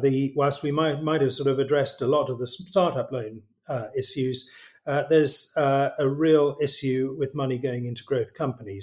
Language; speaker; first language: English; native; English